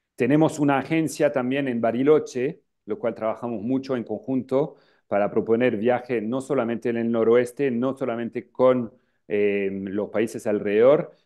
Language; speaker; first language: Spanish; non-native, fluent; French